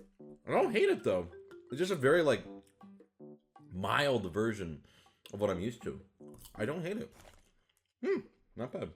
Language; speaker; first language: English; native; English